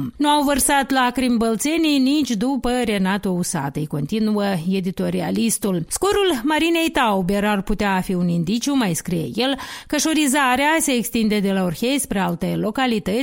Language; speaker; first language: Romanian; native; Romanian